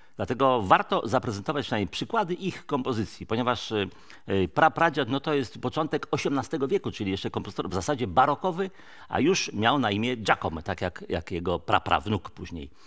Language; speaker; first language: Polish; native; Polish